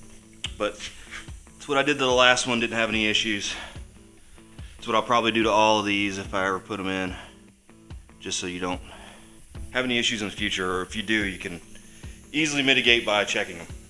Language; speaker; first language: English; native; English